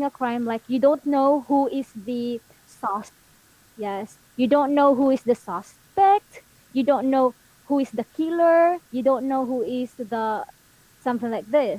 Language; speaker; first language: English; non-native, local second language; Filipino